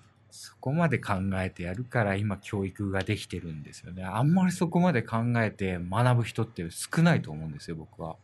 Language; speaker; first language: Japanese; native; Japanese